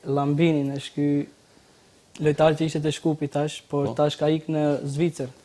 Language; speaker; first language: Albanian; native; Albanian